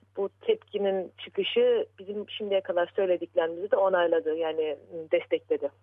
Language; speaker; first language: Turkish; early bilingual, heritage; Turkish